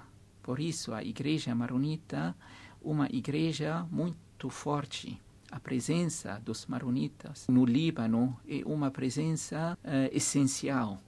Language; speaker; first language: Portuguese; non-native, fluent; Arabic